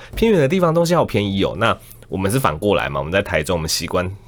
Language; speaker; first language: Chinese; native; Chinese